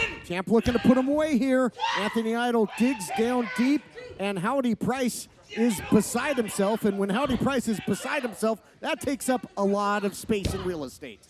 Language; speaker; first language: English; native; English